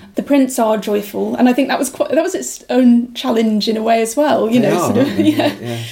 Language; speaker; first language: English; native; English